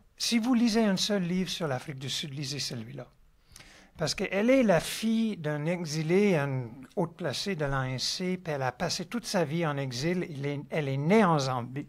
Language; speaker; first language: French; non-native, fluent; English